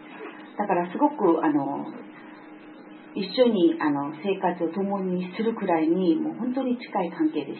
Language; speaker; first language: Japanese; non-native, fluent; Korean